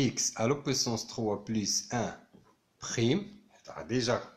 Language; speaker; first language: French; non-native, local second language; Arabic